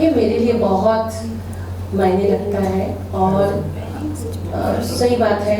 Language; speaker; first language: Hindi; non-native, local second language; Bangla